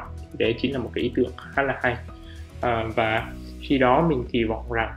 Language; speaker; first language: Vietnamese; native; Vietnamese